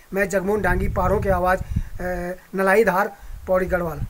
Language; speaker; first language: Hindi; native; Hindi